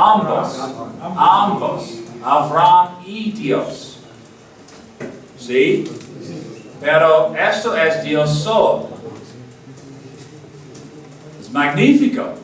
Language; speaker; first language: Spanish; non-native, learner; English